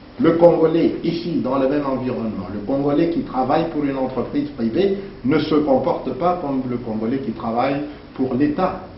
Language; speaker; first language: French; non-native, local second language; Luba-Lulua